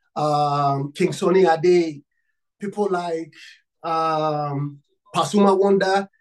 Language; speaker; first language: English; non-native, local second language; Yoruba